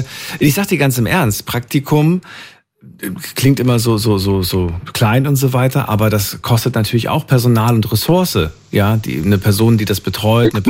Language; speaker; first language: German; native; German